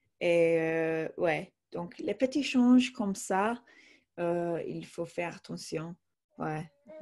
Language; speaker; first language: French; non-native, fluent; English